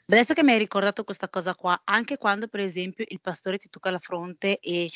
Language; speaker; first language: Italian; early bilingual, heritage; Italian